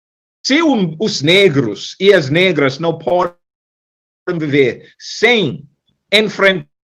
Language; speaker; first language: Portuguese; non-native, fluent; English